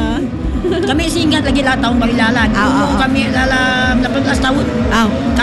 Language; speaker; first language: Malay; non-native, local second language; Māori